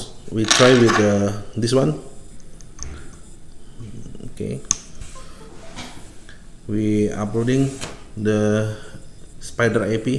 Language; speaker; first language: English; non-native, fluent; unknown